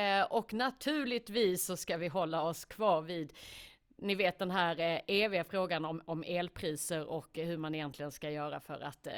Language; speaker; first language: Swedish; native; Swedish